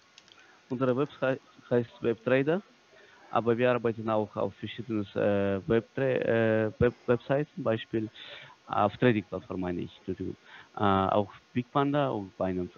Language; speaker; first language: German; non-native, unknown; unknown